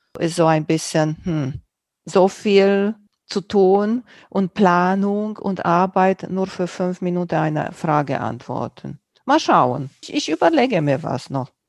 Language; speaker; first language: German; non-native, fluent; Romanian